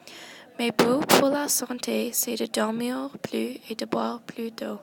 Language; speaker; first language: French; non-native, local second language; English